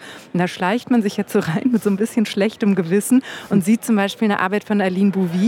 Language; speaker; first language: German; native; German